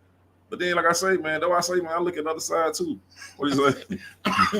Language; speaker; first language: English; native; English